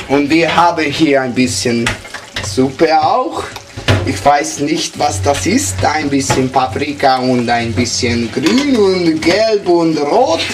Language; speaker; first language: German; non-native, learner; Hungarian